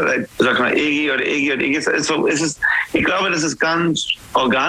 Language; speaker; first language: German; non-native, learner; English